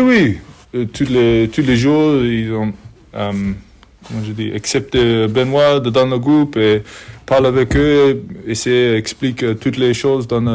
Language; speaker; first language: French; non-native, learner; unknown